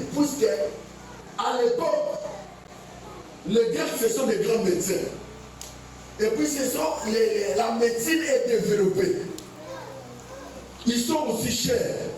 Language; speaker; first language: French; non-native, local second language; Lingala